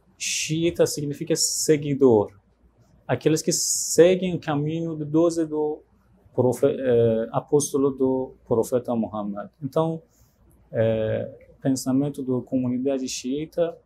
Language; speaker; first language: Portuguese; non-native, fluent; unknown